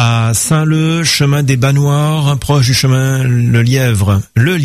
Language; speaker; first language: French; native; French